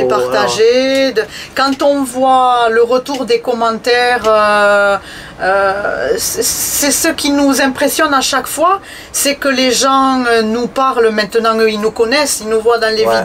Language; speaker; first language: French; native; French